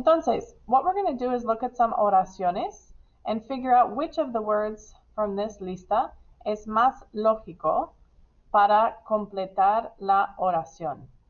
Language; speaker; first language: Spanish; non-native, fluent; English